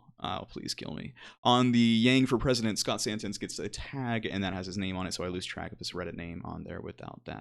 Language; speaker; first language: English; native; English